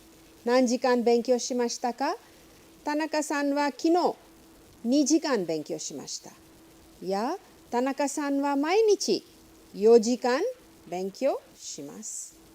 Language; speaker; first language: Japanese; non-native, fluent; Hindi